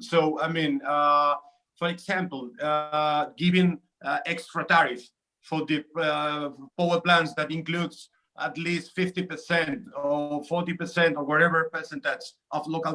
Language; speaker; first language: English; non-native, fluent; Spanish